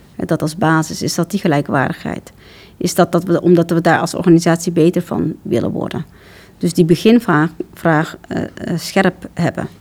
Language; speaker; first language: Dutch; early bilingual, other home language; Turkish